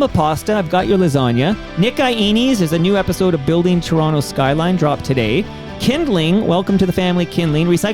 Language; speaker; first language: English; native; English